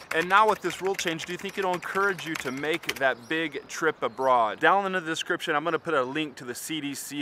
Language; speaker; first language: English; native; English